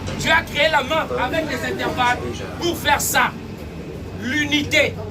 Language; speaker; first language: French; non-native, local second language; Lingala